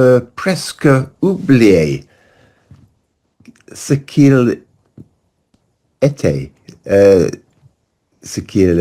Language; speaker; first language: French; non-native, learner; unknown